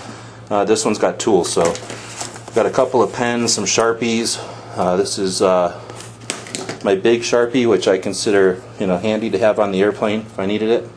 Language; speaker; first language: English; native; English